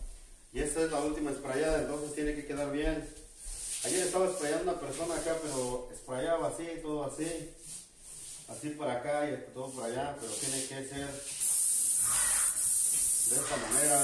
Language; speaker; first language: Spanish; native; Spanish